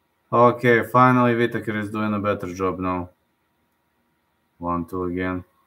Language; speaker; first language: English; non-native, fluent; Serbian